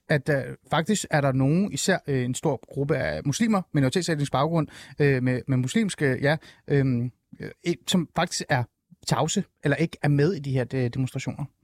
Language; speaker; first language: Danish; native; Danish